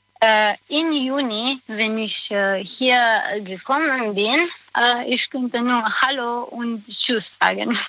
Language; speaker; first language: German; non-native, learner; Romanian